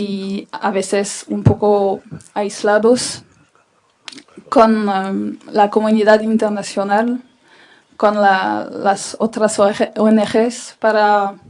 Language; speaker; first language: Spanish; non-native, fluent; French